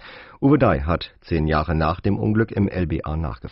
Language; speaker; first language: German; native; German